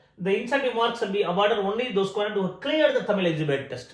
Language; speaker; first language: English; non-native, local second language; Tamil